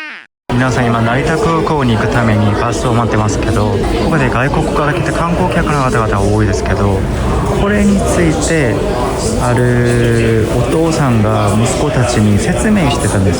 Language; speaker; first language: Japanese; non-native, fluent; Korean